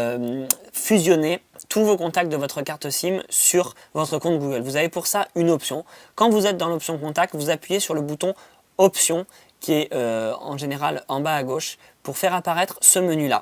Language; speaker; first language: French; native; French